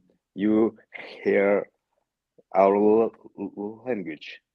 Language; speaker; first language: English; non-native, learner; Yakut